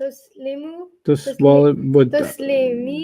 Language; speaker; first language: Arabic; non-native, learner; English